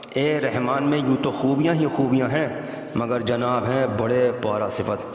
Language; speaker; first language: Urdu; native; Urdu